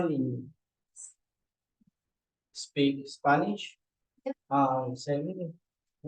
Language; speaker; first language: English; non-native, learner; Spanish